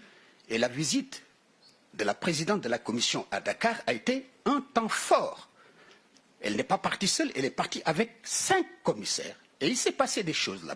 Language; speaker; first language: French; non-native, local second language; Wolof